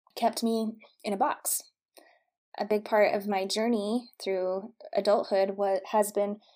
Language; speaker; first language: English; native; English